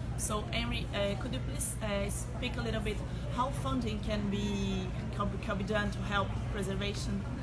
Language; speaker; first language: English; non-native, fluent; Portuguese